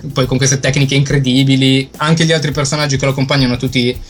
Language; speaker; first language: Italian; native; Italian